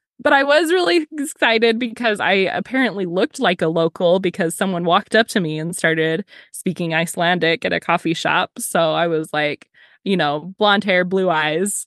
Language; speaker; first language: English; native; English